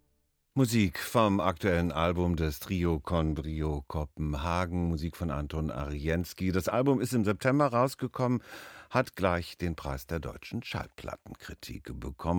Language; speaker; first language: German; native; German